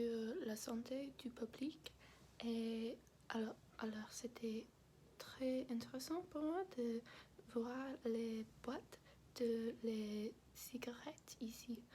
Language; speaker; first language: French; non-native, learner; English